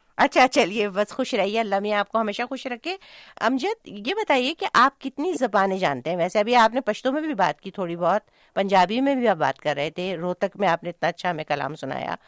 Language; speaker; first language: Urdu; native; Urdu